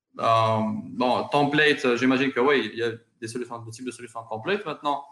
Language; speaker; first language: French; non-native, local second language; Arabic